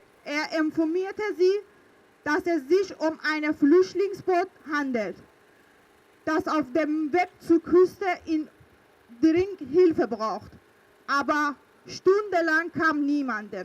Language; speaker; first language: German; early bilingual, other home language; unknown